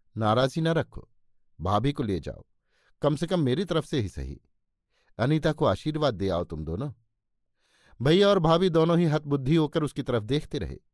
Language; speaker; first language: Hindi; native; Hindi